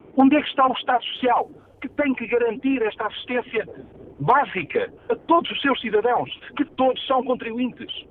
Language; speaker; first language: Portuguese; native; Portuguese